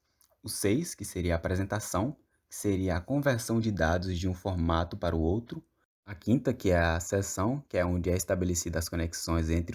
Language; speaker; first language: Portuguese; native; Portuguese